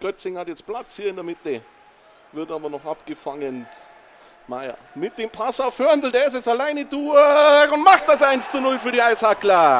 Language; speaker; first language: German; native; German